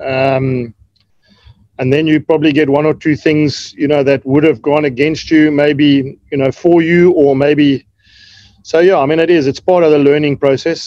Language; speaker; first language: English; native; English